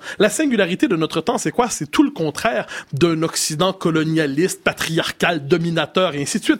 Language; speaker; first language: French; native; French